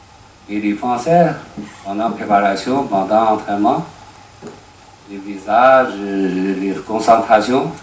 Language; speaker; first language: French; non-native, learner; Chinese